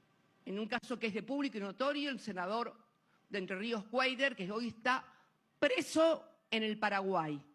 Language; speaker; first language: Spanish; native; Spanish